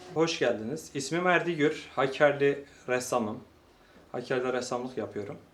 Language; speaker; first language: Turkish; non-native, local second language; Kurdish